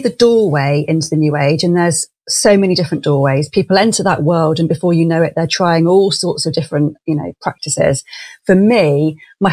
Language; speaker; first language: English; native; English